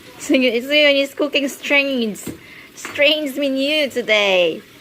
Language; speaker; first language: English; non-native, learner; Filipino